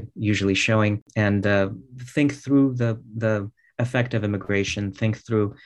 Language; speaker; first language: English; early bilingual, other home language; Russian